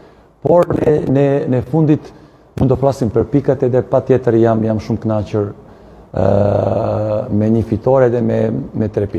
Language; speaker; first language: Albanian; non-native, learner; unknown